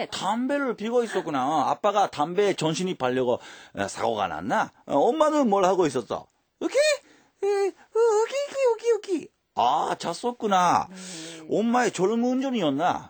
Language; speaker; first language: Korean; early bilingual, heritage; Japanese